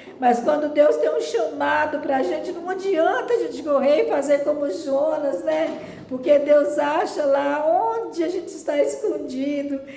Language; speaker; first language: Portuguese; native; Portuguese